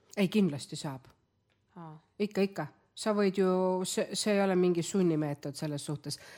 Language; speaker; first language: Estonian; non-native, local second language; Russian